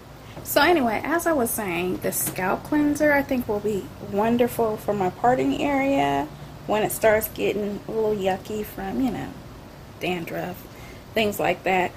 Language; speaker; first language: English; native; English